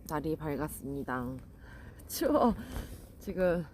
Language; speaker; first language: Korean; native; Korean